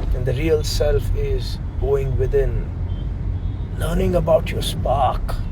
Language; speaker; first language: English; non-native, local second language; Hindi